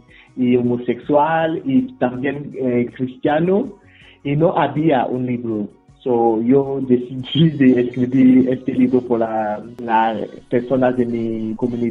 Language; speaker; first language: Spanish; non-native, fluent; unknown